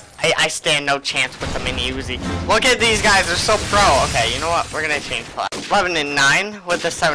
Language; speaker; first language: English; native; English